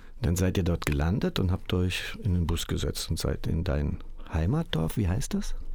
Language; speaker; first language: German; native; German